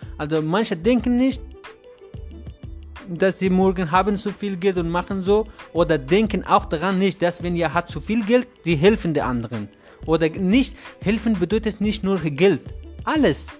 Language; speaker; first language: German; non-native, learner; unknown